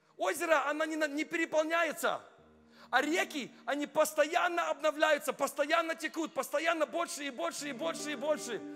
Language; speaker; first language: Russian; non-native, fluent; English